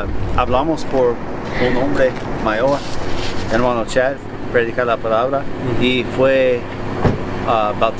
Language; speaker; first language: Spanish; non-native, learner; English